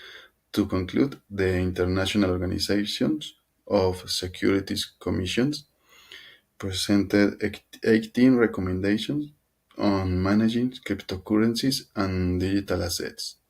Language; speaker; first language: English; non-native, learner; Spanish